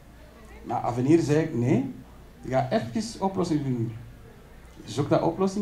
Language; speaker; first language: Dutch; non-native, learner; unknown